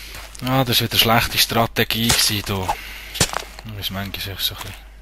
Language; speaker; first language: German; native; German